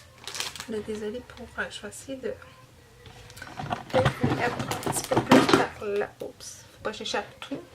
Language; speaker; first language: French; native; French